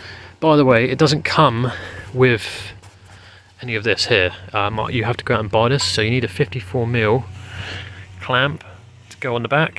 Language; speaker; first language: English; native; English